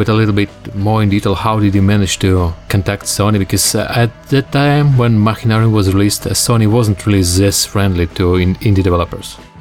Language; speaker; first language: English; non-native, fluent; Russian